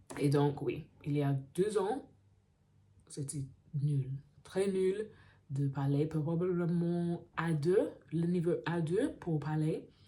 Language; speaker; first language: French; non-native, learner; English